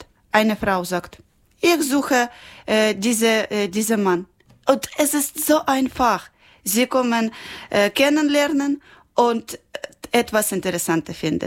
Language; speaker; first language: German; non-native, learner; Ukrainian